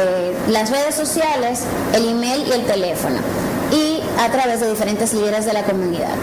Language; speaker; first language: Spanish; native; Spanish